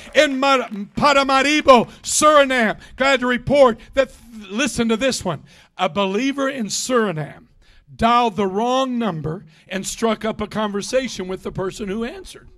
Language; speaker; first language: English; native; English